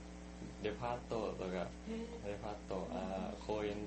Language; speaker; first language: Japanese; non-native, learner; Thai